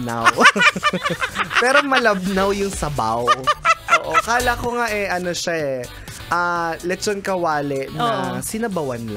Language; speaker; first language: Filipino; native; Filipino